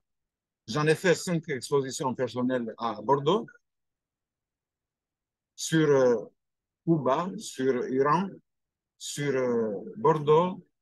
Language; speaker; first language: French; non-native, fluent; Albanian